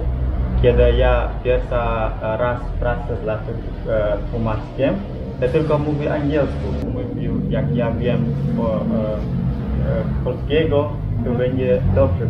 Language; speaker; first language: Polish; non-native, learner; Balinese